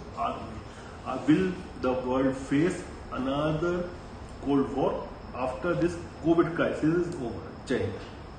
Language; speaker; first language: English; non-native, local second language; Hindi